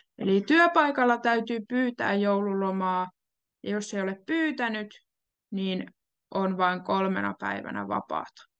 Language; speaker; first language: Finnish; native; Finnish